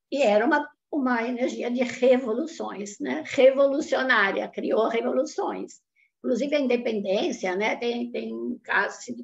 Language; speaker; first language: Portuguese; non-native, fluent; Italian